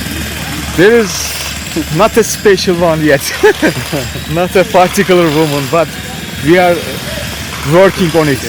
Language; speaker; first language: English; non-native, learner; Turkish